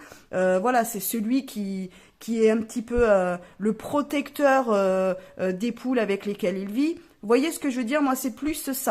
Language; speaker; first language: French; native; French